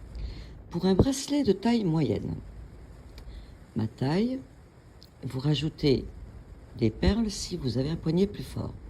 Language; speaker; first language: French; native; French